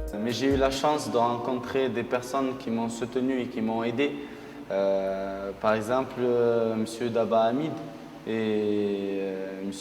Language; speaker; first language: French; early bilingual, other home language; Arabic